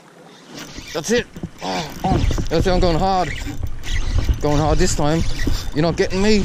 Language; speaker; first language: English; native; English